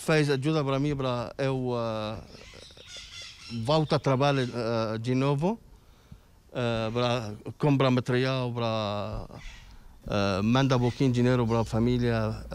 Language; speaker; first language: Portuguese; non-native, learner; Arabic